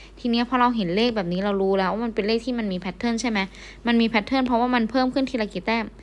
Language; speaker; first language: Thai; native; Thai